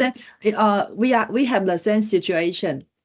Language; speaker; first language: English; non-native, learner; Chinese